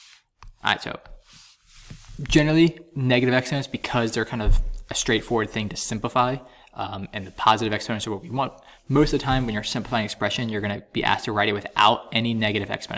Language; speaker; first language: English; native; English